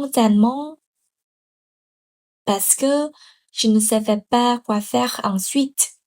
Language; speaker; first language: French; non-native, learner; Vietnamese